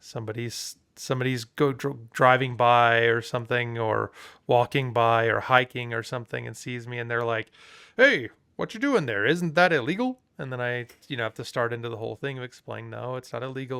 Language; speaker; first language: English; native; English